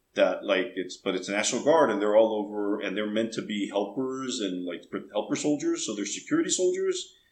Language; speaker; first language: English; early bilingual, other home language; Spanish